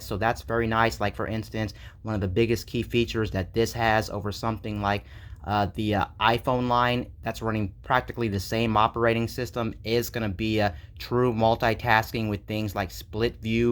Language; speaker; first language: English; native; English